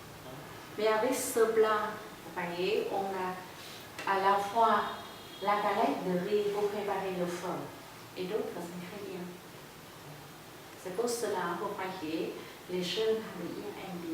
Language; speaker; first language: French; non-native, fluent; Vietnamese